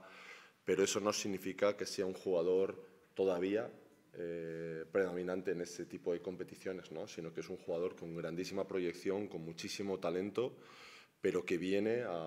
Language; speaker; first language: Spanish; native; Spanish